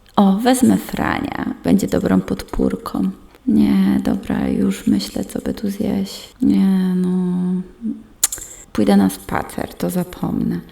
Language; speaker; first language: Polish; native; Polish